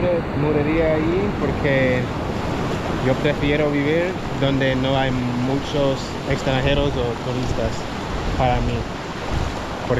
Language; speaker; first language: Spanish; non-native, learner; English